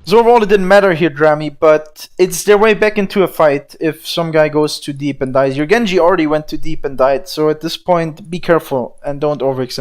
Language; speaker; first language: English; non-native, fluent; German